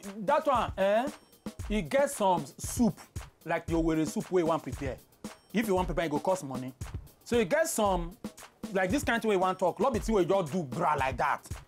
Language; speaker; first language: Nigerian Pidgin; non-native, local second language; Igbo